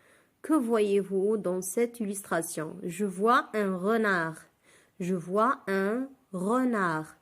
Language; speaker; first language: French; non-native, local second language; Arabic